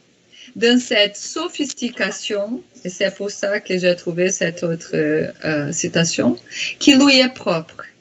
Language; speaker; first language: French; non-native, fluent; Portuguese